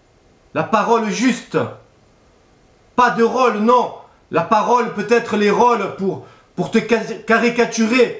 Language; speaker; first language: French; native; French